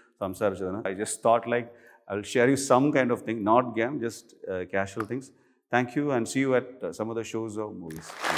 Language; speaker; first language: English; non-native, local second language; Malayalam